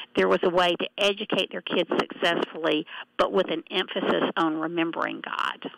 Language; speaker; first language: English; native; English